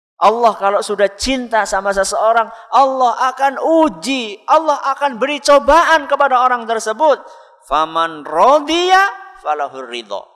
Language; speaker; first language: Indonesian; non-native, local second language; Javanese